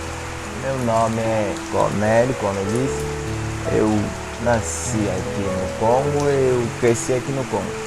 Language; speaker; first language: Portuguese; non-native, fluent; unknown